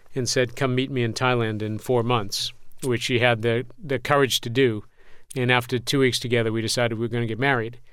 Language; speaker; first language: English; native; English